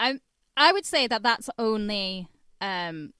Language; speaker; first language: English; native; English